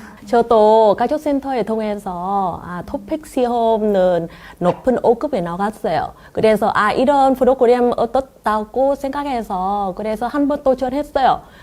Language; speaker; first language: Korean; non-native, learner; Vietnamese